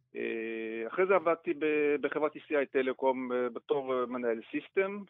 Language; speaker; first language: Hebrew; non-native, fluent; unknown